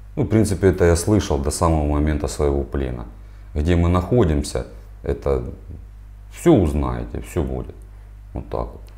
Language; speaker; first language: Russian; native; Russian